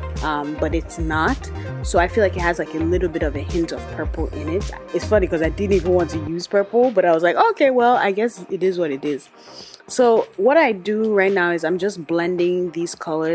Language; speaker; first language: English; native; English